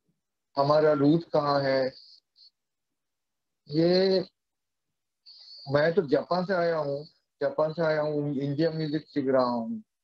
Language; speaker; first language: Hindi; non-native, fluent; Japanese